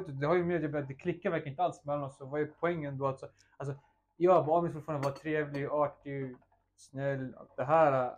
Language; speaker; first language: Swedish; early bilingual, other home language; Russian